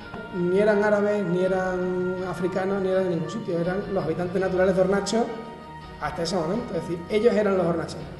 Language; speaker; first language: Spanish; native; Spanish